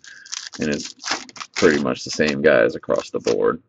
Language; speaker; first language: English; native; English